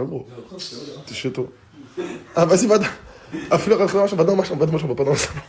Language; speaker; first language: French; native; French